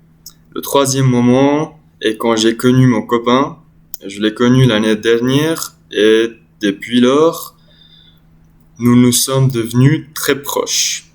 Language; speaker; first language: French; non-native, learner; English